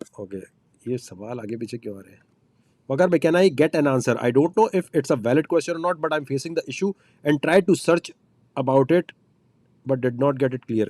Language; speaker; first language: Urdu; native; Urdu